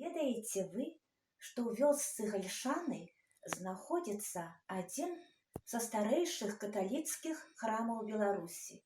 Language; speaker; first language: Belarusian; native; Belarusian